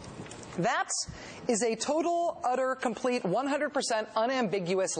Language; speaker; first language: English; native; English